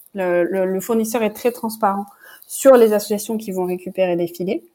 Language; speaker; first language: French; native; French